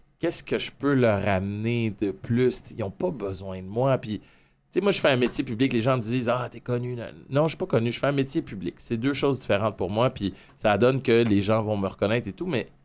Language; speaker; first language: French; native; French